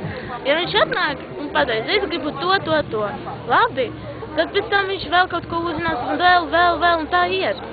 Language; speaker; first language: Latvian; non-native, local second language; Russian